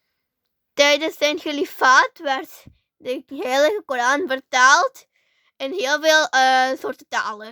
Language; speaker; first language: Dutch; early bilingual, other home language; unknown